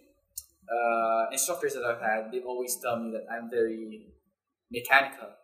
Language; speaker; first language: English; non-native, local second language; Hiligaynon